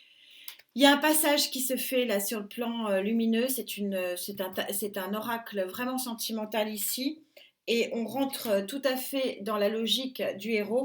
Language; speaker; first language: French; native; French